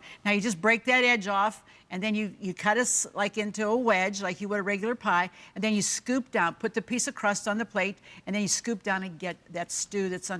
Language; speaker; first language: English; native; English